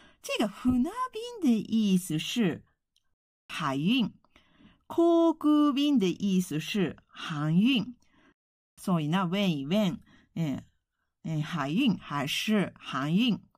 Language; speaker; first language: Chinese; non-native, fluent; Japanese